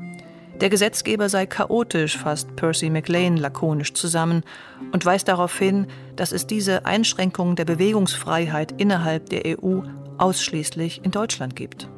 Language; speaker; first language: German; native; German